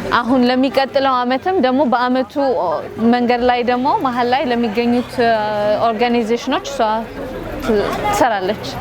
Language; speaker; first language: Amharic; early bilingual, heritage; Amharic